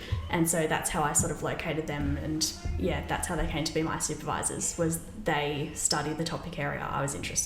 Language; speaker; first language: English; native; English